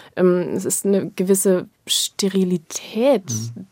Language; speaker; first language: German; native; German